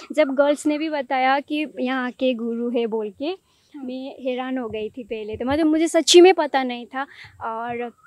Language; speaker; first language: Hindi; non-native, local second language; Nepali